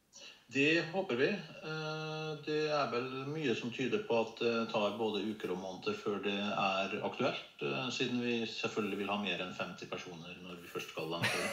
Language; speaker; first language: Norwegian; native; Norwegian